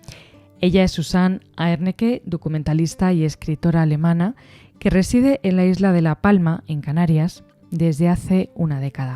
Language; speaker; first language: Spanish; native; Spanish